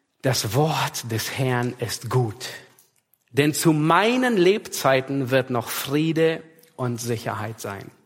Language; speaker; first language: German; native; German